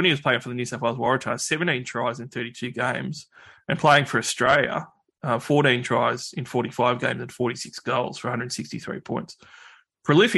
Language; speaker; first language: English; native; English